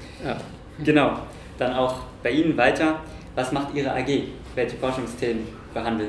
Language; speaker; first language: German; native; German